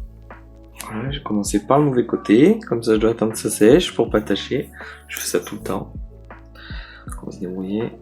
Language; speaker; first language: French; native; French